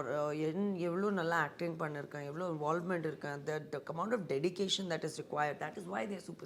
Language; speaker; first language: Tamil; non-native, learner; Hindi